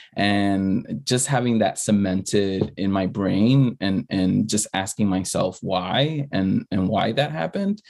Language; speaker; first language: English; early bilingual, other home language; Spanish